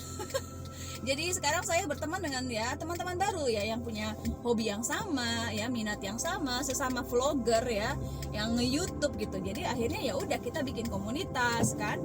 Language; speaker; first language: Indonesian; native; Indonesian